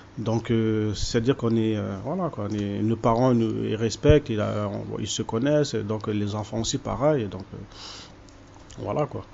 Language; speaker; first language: French; early bilingual, other home language; Soninke